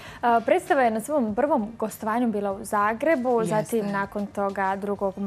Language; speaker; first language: Croatian; native; Croatian